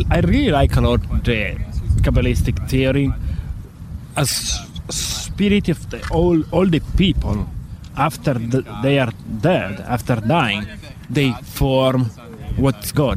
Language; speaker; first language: English; non-native, fluent; Italian